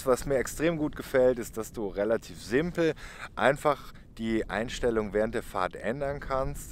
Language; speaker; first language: German; native; German